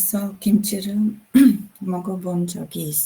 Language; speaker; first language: Korean; non-native, learner; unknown